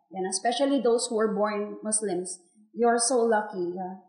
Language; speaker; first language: English; non-native, local second language; Filipino